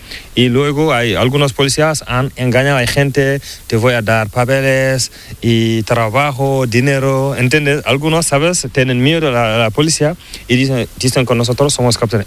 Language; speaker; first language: Spanish; non-native, learner; Fula